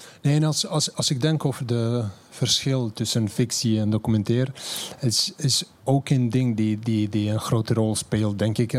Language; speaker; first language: Dutch; non-native, fluent; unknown